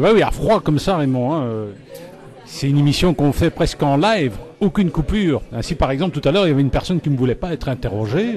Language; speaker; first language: French; native; French